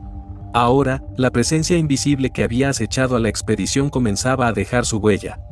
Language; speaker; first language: Spanish; native; Spanish